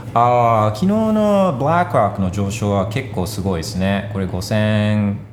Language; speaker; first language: Japanese; early bilingual, heritage; Japanese